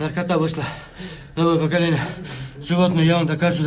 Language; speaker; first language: Russian; native; Russian